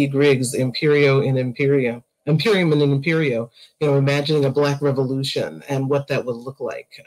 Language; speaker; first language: English; native; English